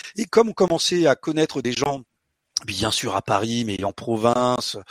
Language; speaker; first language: French; early bilingual, other home language; Portuguese